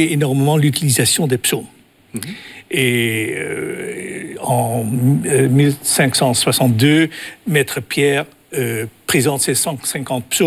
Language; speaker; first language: French; non-native, fluent; Dutch